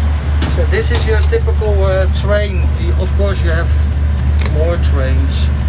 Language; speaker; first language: English; non-native, learner; Dutch